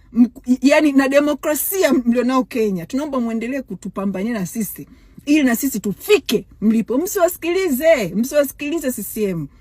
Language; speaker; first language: Swahili; native; Swahili